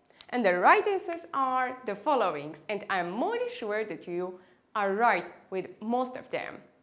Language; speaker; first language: English; non-native, fluent; Armenian